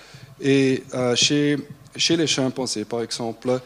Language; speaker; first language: French; non-native, fluent; German